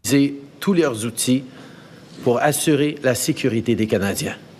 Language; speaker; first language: French; non-native, local second language; English